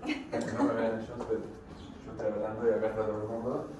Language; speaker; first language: Spanish; native; Spanish